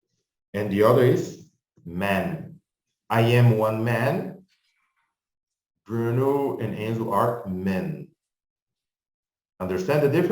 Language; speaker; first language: English; non-native, fluent; Portuguese